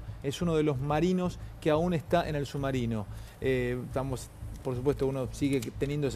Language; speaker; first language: Spanish; native; Spanish